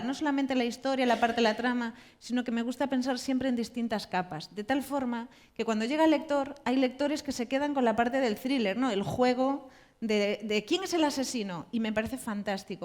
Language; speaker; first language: Spanish; native; Spanish